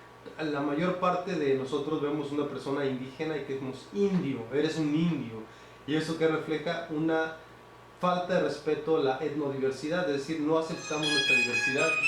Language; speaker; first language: Spanish; native; Spanish